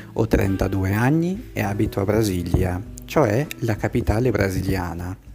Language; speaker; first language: Italian; non-native, fluent; Portuguese